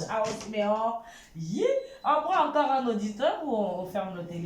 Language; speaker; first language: French; non-native, local second language; Baoulé